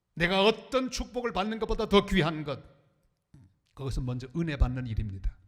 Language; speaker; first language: Korean; native; Korean